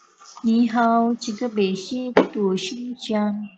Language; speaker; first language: Chinese; non-native, learner; Indonesian